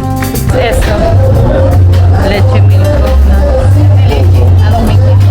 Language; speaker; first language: Spanish; non-native, learner; Polish